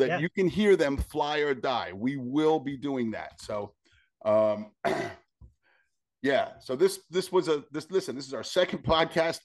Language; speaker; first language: English; native; English